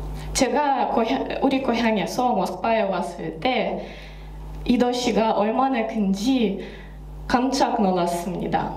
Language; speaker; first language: Korean; non-native, learner; Russian